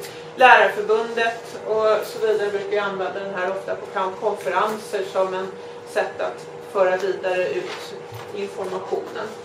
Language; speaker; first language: Swedish; native; Swedish